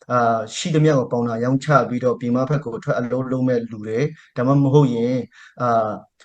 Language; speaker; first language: Burmese; non-native, local second language; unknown